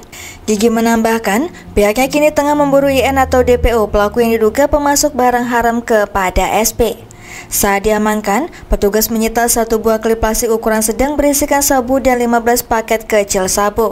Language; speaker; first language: Indonesian; native; Indonesian